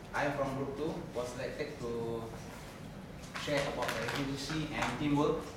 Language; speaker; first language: English; non-native, local second language; Malay